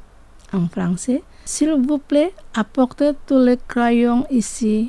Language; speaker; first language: French; non-native, fluent; Indonesian